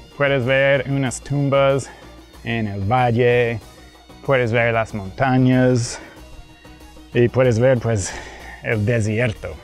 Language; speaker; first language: Spanish; non-native, fluent; English